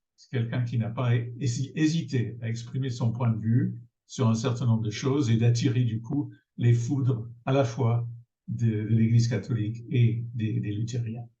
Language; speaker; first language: French; non-native, fluent; English